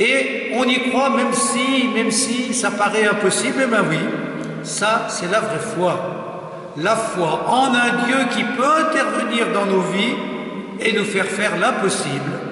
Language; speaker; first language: French; native; French